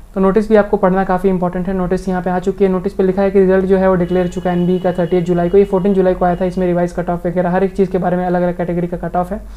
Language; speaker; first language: Hindi; native; Hindi